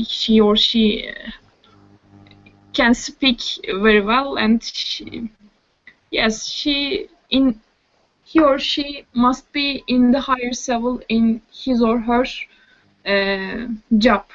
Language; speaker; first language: English; non-native, learner; Turkish